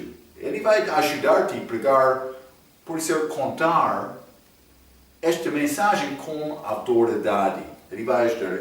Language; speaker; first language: Portuguese; non-native, fluent; English